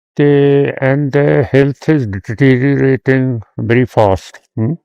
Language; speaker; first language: English; non-native, local second language; Punjabi